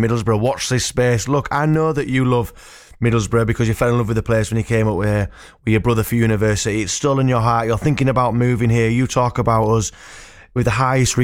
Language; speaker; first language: English; native; English